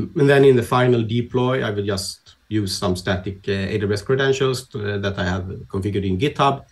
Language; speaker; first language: English; non-native, fluent; Swedish